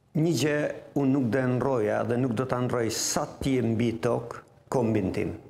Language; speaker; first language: Albanian; native; Albanian